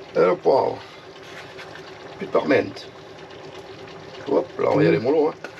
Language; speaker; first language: French; native; French